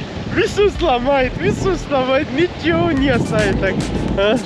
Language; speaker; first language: Russian; non-native, local second language; Kyrgyz